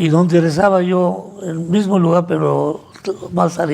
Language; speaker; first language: Spanish; non-native, fluent; Arabic